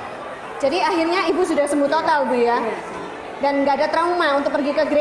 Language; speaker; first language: Indonesian; native; Indonesian